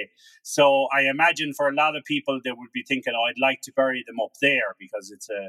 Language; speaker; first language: English; native; English